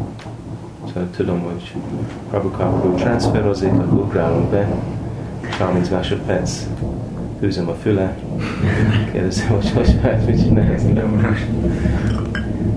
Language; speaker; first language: Hungarian; non-native, learner; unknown